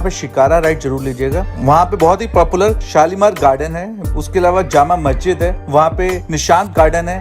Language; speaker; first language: Hindi; native; Hindi